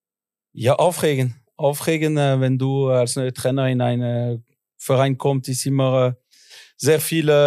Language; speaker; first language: German; non-native, local second language; French